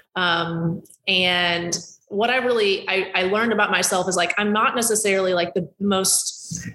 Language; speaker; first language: English; native; English